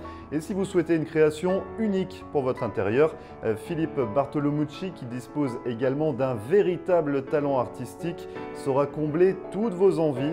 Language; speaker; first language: French; native; French